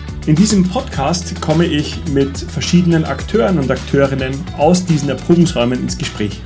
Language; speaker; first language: German; native; German